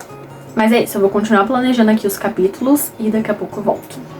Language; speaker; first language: Portuguese; native; Portuguese